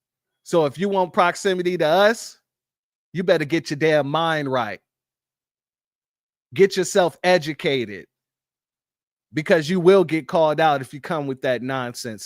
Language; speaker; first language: English; native; English